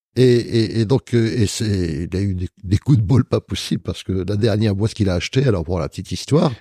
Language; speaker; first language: French; non-native, local second language; Arabic